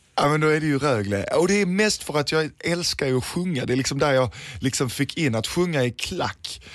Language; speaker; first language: Swedish; early bilingual, other home language; Danish